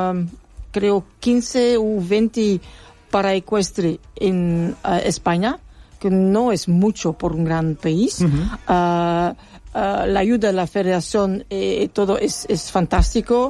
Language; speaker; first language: Spanish; non-native, learner; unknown